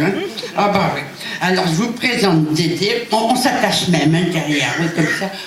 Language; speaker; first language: French; native; French